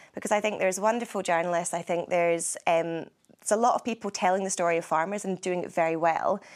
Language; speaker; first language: English; native; English